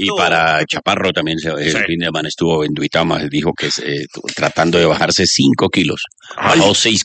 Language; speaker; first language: Spanish; native; Spanish